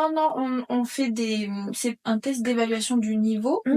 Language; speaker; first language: French; native; French